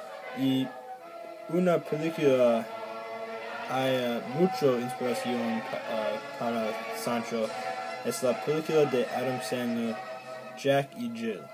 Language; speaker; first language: Spanish; non-native, learner; English